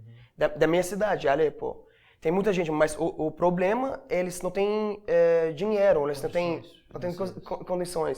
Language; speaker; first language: Portuguese; non-native, learner; Arabic